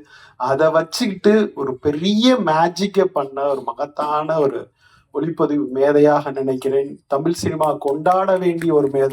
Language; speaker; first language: Tamil; native; Tamil